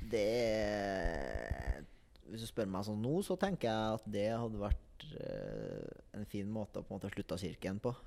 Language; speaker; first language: Norwegian; native; Norwegian